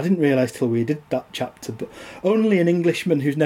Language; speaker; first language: English; native; English